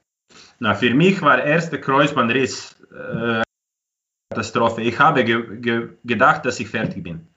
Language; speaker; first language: German; non-native, fluent; Croatian